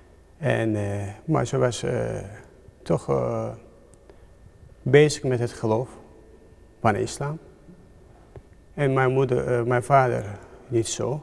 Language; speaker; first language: Dutch; non-native, fluent; Turkish